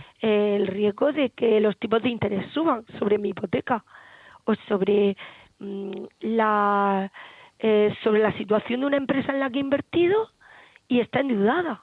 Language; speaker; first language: Spanish; native; Spanish